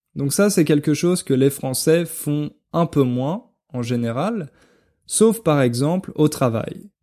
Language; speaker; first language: French; native; French